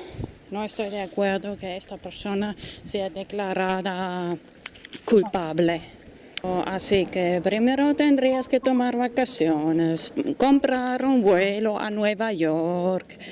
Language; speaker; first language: Spanish; non-native, fluent; German